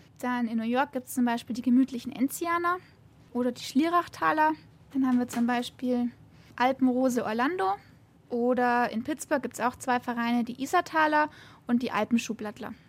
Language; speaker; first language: German; native; German